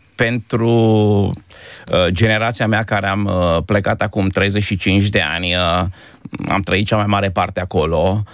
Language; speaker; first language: Romanian; native; Romanian